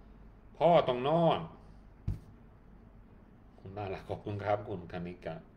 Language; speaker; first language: Thai; non-native, learner; Swedish